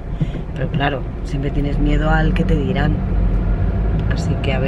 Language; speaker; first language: Spanish; native; Spanish